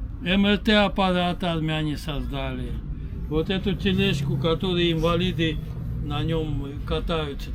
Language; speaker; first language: Russian; non-native, local second language; Armenian